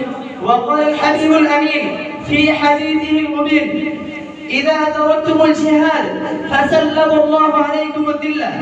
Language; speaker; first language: Arabic; non-native, learner; Bangla